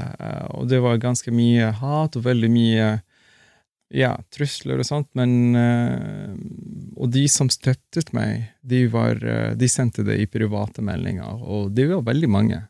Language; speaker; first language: Norwegian; non-native, fluent; Arabic